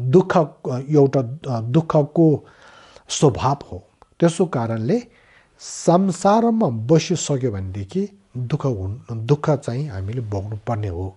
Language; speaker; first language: Nepali; non-native, local second language; Tibetan